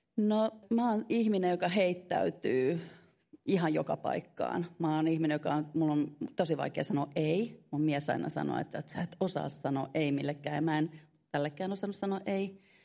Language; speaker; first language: Finnish; native; Finnish